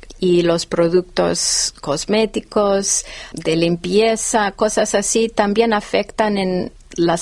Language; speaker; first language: Spanish; non-native, fluent; English